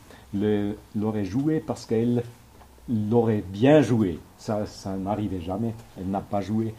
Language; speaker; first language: French; non-native, local second language; German